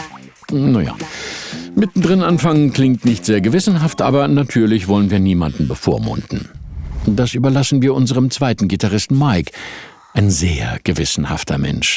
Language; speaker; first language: German; native; German